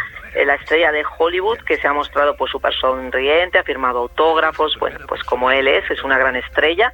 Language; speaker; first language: Spanish; native; Spanish